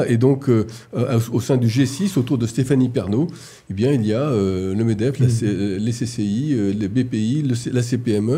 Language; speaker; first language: French; native; French